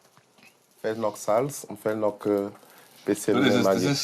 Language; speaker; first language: German; non-native, learner; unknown